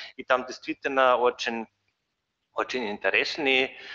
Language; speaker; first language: Russian; non-native, learner; German